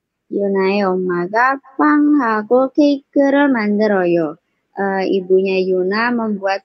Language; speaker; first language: Korean; non-native, learner; Indonesian